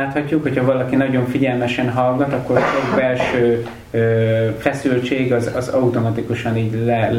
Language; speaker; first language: Hungarian; native; Hungarian